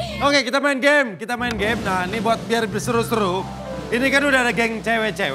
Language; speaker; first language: Indonesian; native; Indonesian